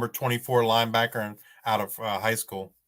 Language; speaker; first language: English; native; English